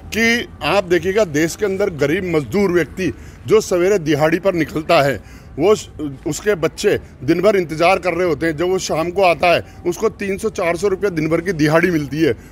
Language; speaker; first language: Hindi; native; Hindi